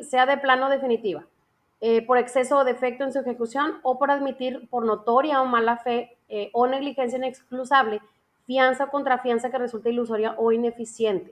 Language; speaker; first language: Spanish; native; Spanish